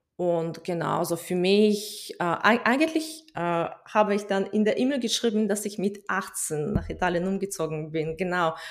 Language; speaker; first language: German; non-native, fluent; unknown